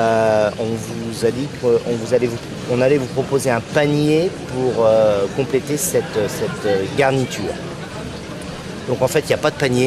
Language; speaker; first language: French; native; French